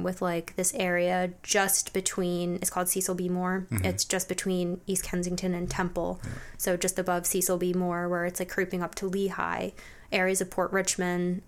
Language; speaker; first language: English; native; English